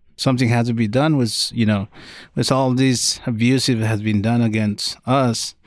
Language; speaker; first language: English; non-native, fluent; Arabic